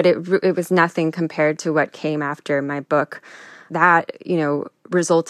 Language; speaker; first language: English; early bilingual, other home language; Spanish